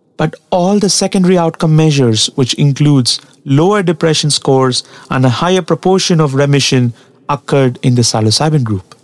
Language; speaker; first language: English; non-native, local second language; Tamil